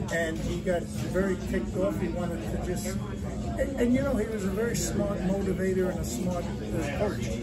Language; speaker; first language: English; native; English